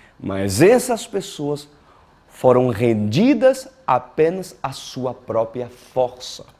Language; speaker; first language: Portuguese; non-native, fluent; French